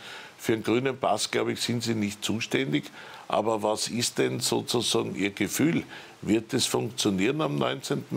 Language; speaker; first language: German; native; German